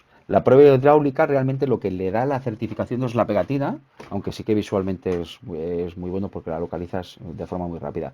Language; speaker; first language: Spanish; native; Spanish